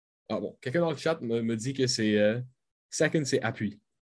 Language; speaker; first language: French; native; French